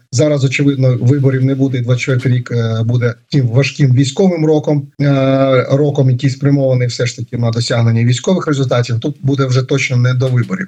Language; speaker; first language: Ukrainian; native; Ukrainian